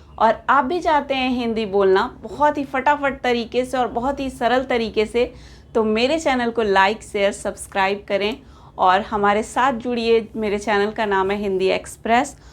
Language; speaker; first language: Hindi; native; Hindi